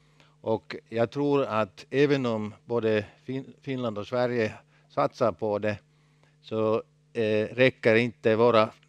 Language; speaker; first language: Swedish; non-native, local second language; Finnish